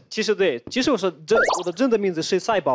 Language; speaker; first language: Chinese; non-native, fluent; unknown